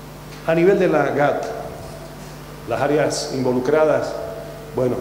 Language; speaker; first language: Spanish; native; Spanish